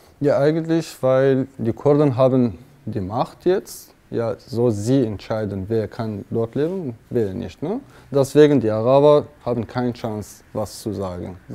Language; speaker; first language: German; non-native, learner; Kurdish